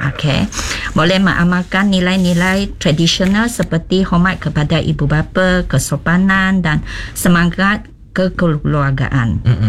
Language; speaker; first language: Malay; non-native, local second language; Chinese